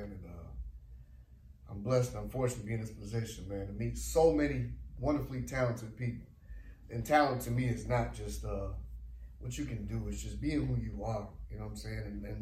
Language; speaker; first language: English; native; English